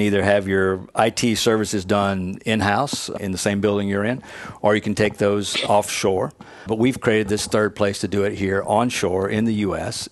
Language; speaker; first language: English; native; English